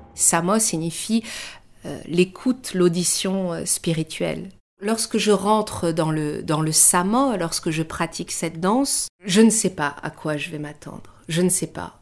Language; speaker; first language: French; early bilingual, other home language; Persian